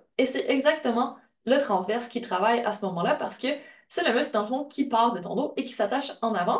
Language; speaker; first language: French; native; French